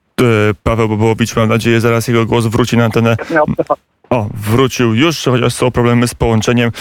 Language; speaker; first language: Polish; native; Polish